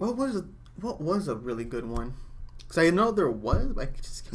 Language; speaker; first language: English; native; English